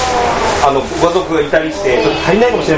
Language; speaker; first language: Japanese; native; Japanese